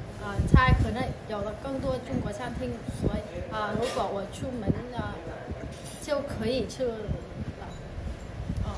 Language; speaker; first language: Chinese; non-native, learner; Vietnamese